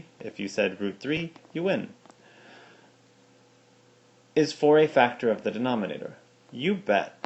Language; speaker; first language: English; native; English